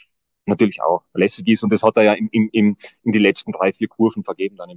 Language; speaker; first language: German; native; German